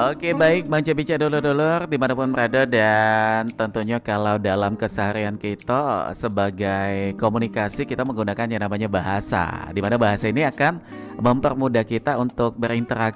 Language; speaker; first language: Indonesian; native; Indonesian